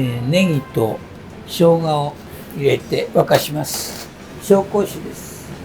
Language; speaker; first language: Japanese; native; Japanese